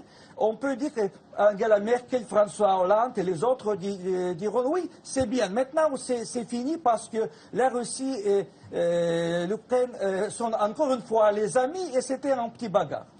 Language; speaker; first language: French; non-native, fluent; Russian